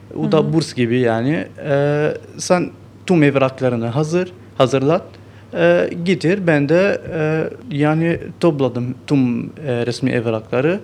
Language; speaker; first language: Turkish; non-native, learner; Arabic